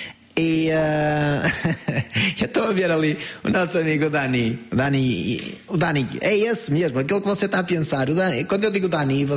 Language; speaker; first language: Portuguese; native; Portuguese